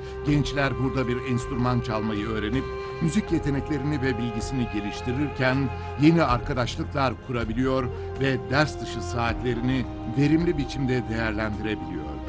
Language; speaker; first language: Turkish; native; Turkish